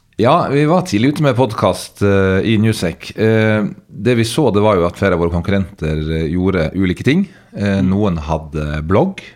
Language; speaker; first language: Norwegian; native; Norwegian